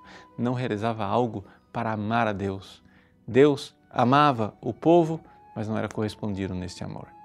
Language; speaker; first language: Portuguese; native; Portuguese